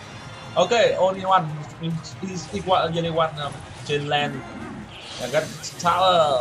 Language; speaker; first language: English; non-native, learner; Vietnamese